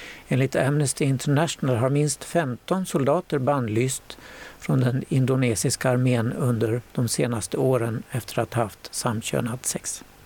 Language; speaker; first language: Swedish; native; Swedish